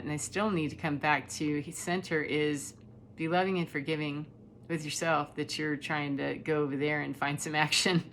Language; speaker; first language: English; native; English